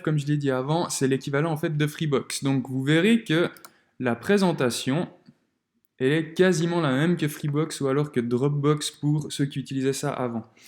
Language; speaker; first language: French; native; French